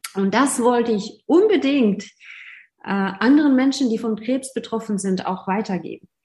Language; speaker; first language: German; non-native, fluent; Russian